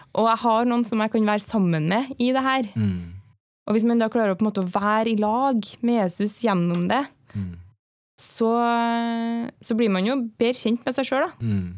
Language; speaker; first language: Norwegian; native; Norwegian